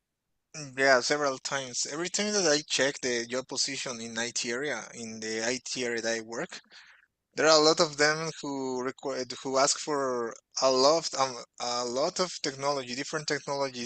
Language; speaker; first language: English; non-native, fluent; Portuguese